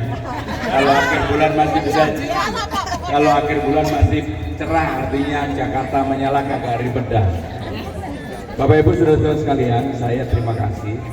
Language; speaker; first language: Indonesian; native; Indonesian